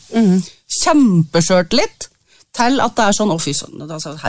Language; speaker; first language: Norwegian; native; Norwegian